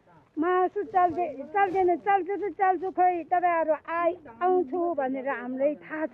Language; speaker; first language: Nepali; non-native, local second language; Eastern Tamang